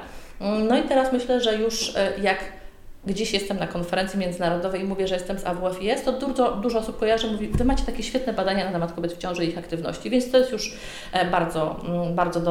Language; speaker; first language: Polish; native; Polish